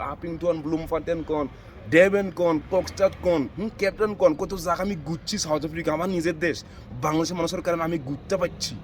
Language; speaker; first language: Bangla; non-native, fluent; Zulu